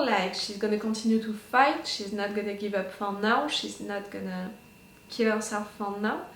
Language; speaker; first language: English; non-native, fluent; French